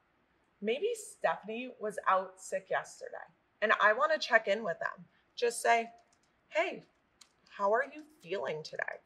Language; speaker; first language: English; native; English